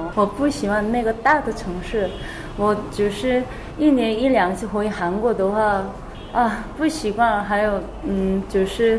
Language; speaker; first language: Chinese; non-native, learner; Korean